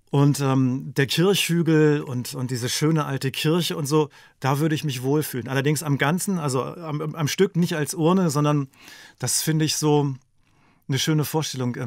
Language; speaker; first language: German; native; German